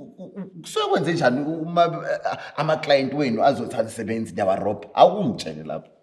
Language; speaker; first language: Zulu; native; Zulu